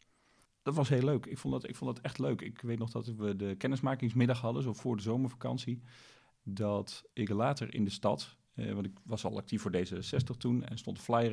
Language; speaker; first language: Dutch; native; Dutch